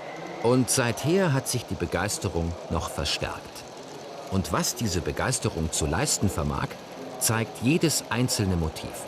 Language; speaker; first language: German; native; German